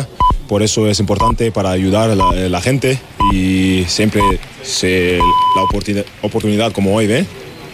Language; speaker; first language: Spanish; non-native, learner; German